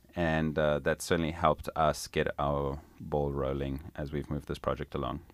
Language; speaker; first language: English; non-native, local second language; Italian